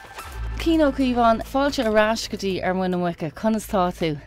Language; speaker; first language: Irish; non-native, learner; English